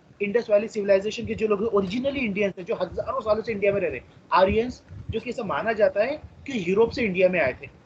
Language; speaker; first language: Hindi; non-native, local second language; Marathi